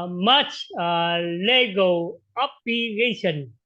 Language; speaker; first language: English; non-native, learner; Vietnamese